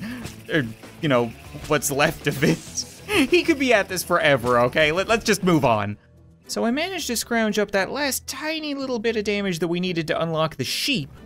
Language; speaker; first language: English; native; English